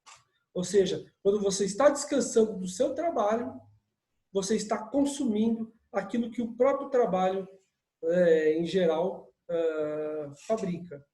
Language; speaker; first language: Portuguese; native; Portuguese